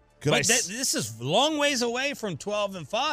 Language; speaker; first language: English; native; English